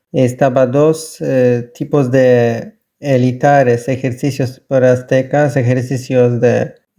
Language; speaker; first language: Spanish; non-native, learner; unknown